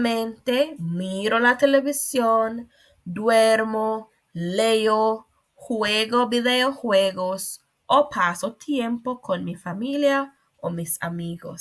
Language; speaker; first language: Spanish; non-native, fluent; English